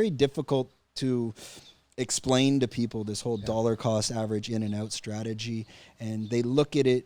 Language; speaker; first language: English; native; English